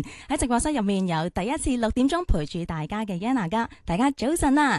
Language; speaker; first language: Cantonese; native; Cantonese